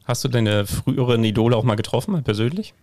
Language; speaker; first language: German; native; German